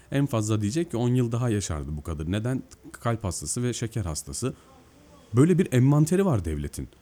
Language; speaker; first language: Turkish; native; Turkish